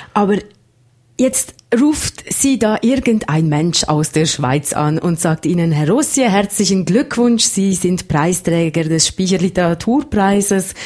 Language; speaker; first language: German; native; German